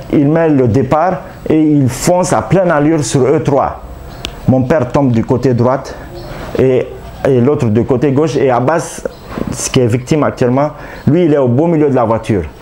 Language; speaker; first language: French; non-native, local second language; Arabic